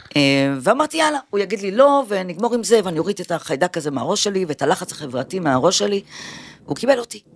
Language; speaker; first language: Hebrew; early bilingual, other home language; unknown